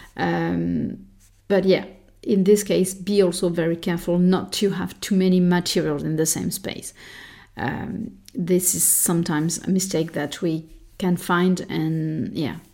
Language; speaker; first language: English; non-native, fluent; French